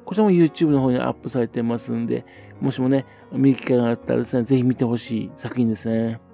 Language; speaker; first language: Japanese; native; Japanese